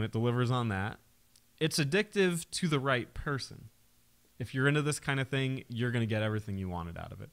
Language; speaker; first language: English; native; English